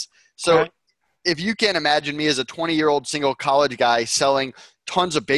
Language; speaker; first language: English; native; English